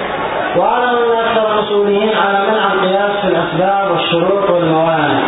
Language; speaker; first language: Arabic; native; Arabic